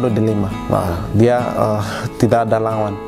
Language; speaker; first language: Indonesian; non-native, fluent; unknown